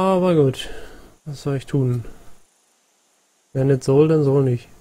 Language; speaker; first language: German; native; German